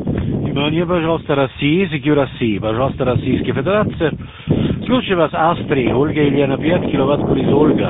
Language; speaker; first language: Russian; non-native, learner; German